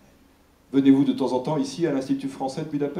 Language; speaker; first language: French; native; French